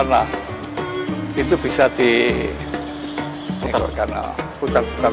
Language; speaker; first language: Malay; non-native, local second language; Javanese